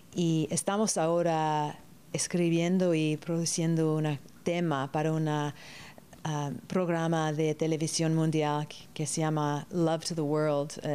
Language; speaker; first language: Spanish; early bilingual, heritage; Spanish